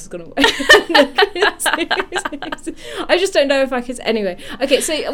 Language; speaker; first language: English; native; English